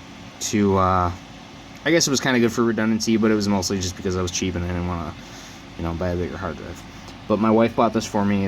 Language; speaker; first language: English; native; English